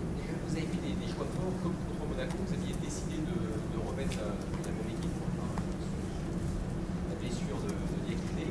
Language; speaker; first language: French; native; French